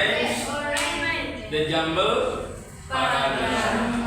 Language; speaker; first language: English; non-native, learner; Indonesian